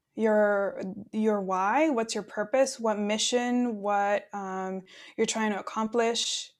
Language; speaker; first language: English; early bilingual, other home language; Spanish